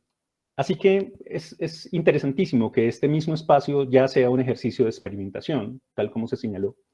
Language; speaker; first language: Spanish; native; Spanish